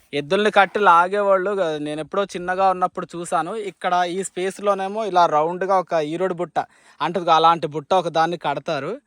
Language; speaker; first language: Telugu; native; Telugu